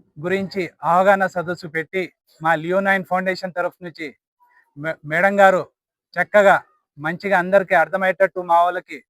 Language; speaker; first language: Telugu; non-native, local second language; Lambadi